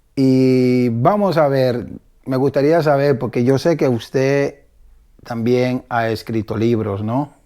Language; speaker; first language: Spanish; native; Spanish